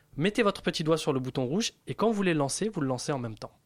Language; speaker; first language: French; native; French